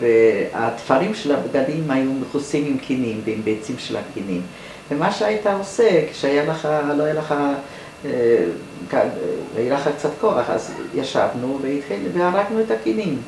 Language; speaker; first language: Hebrew; non-native, fluent; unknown